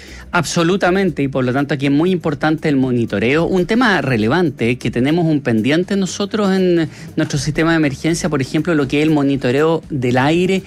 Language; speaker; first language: Spanish; native; Spanish